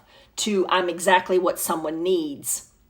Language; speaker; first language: English; native; English